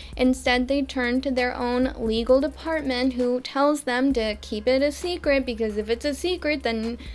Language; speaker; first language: English; native; English